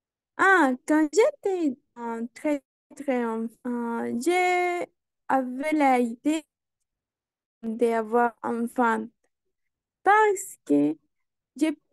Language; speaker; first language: French; non-native, learner; Spanish